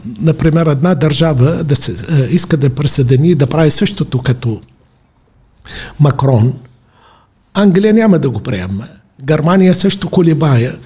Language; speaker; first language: Bulgarian; non-native, fluent; Arabic